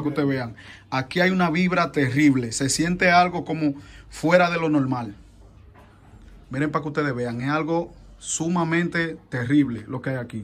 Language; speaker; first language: Spanish; native; Spanish